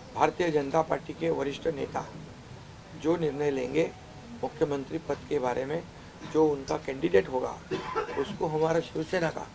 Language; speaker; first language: Hindi; non-native, local second language; Marathi